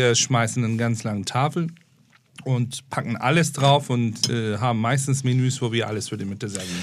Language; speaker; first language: German; non-native, fluent; Turkish